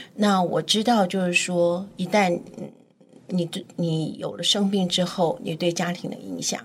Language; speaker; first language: Chinese; native; Chinese